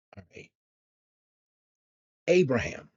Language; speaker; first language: English; native; English